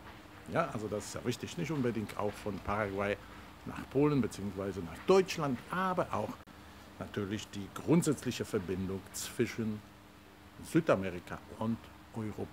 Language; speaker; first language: German; non-native, fluent; Polish